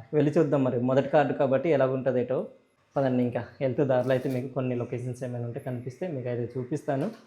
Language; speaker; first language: Telugu; non-native, local second language; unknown